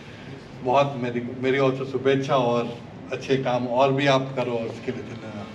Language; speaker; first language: Hindi; non-native, local second language; Gujarati